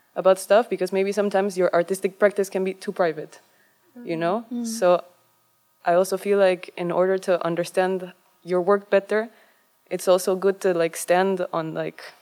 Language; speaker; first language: English; non-native, fluent; Spanish